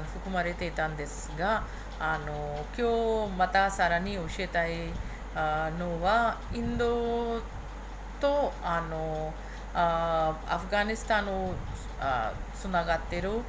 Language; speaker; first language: Japanese; non-native, fluent; Hindi